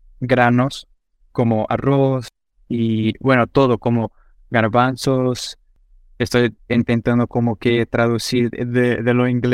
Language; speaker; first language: Spanish; non-native, fluent; Portuguese